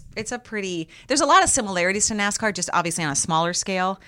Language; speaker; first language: English; native; English